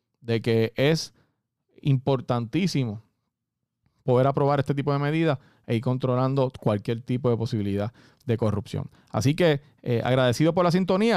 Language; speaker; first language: Spanish; native; Spanish